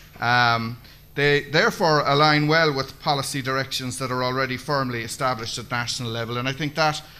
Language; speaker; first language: English; native; English